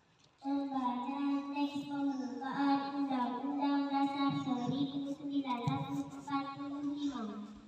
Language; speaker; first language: Indonesian; native; Indonesian